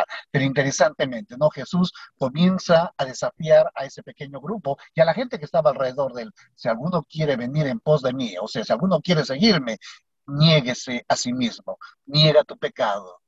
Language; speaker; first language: Spanish; native; Spanish